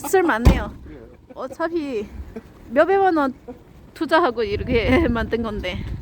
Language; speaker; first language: Korean; non-native, fluent; Chinese